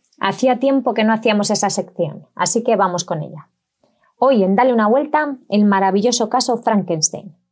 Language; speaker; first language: Spanish; native; Spanish